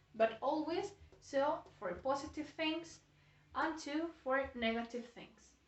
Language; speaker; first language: English; non-native, fluent; Spanish